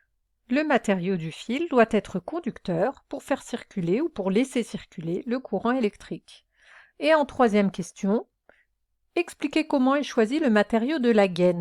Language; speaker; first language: French; native; French